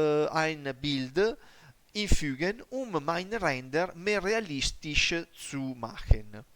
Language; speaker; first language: German; non-native, learner; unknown